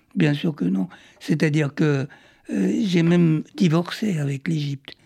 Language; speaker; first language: French; early bilingual, other home language; Arabic